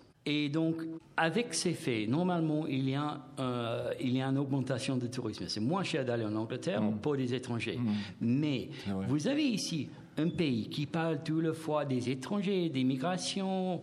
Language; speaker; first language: French; non-native, fluent; English